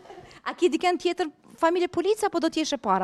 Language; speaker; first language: Albanian; native; Albanian